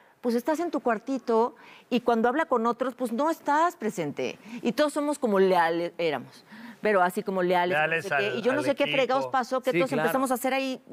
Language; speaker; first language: Spanish; native; Spanish